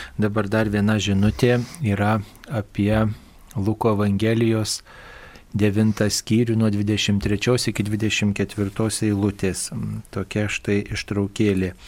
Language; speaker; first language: Lithuanian; native; Lithuanian